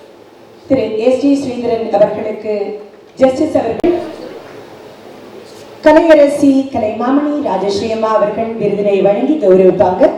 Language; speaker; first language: Tamil; native; Tamil